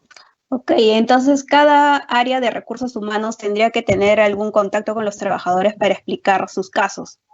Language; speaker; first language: Spanish; native; Spanish